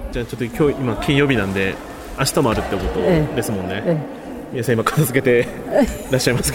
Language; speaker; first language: Japanese; native; Japanese